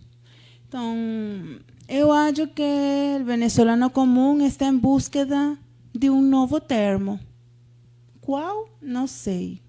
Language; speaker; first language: Portuguese; non-native, fluent; Spanish